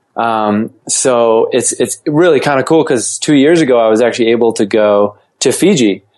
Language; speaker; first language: English; native; English